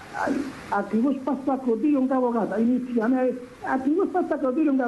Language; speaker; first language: Greek; native; Greek